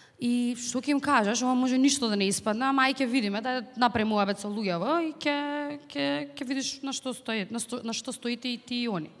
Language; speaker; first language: Macedonian; native; Macedonian